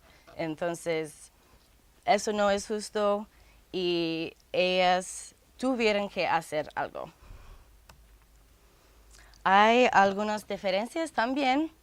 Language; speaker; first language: Spanish; non-native, fluent; English